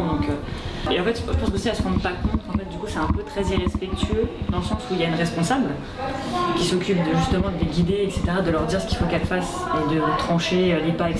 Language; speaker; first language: French; native; French